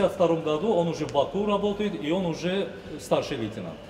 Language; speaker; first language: Russian; non-native, fluent; Azerbaijani